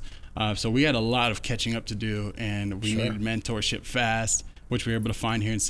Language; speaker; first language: English; native; English